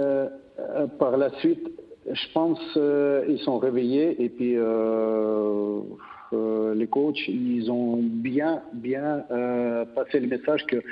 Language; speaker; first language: French; non-native, fluent; Russian